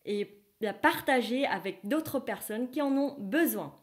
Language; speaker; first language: French; non-native, fluent; Vietnamese